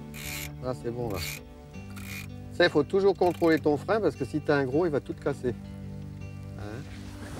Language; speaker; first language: French; native; French